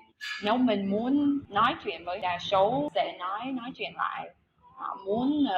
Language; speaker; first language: Vietnamese; non-native, fluent; English